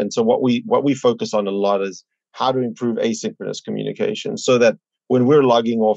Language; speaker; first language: English; native; English